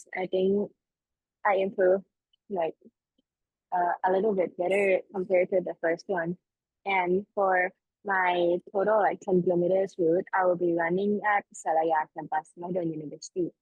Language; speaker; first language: English; non-native, learner; Thai